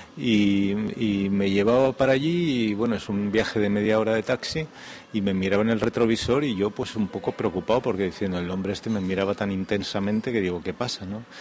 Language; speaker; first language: Spanish; native; Spanish